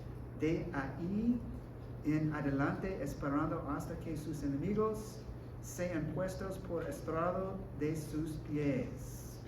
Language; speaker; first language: Spanish; non-native, learner; English